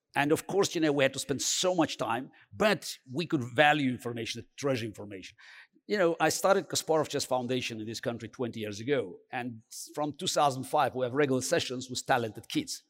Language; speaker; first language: English; non-native, fluent; Azerbaijani